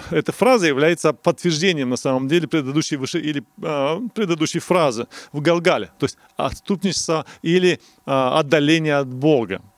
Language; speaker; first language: Russian; non-native, local second language; Romanian